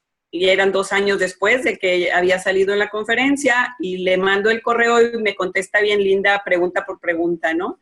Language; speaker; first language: Spanish; native; Spanish